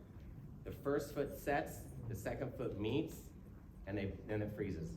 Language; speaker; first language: English; native; English